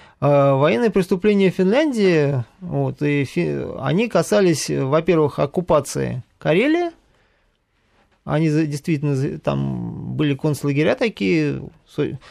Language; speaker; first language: Russian; native; Russian